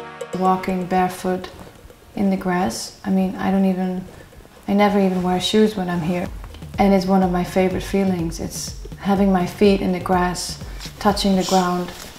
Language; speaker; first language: English; non-native, fluent; Western Frisian